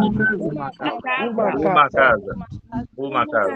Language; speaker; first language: Portuguese; non-native, fluent; Haitian Creole